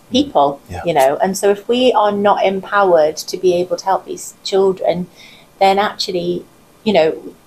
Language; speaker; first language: English; native; English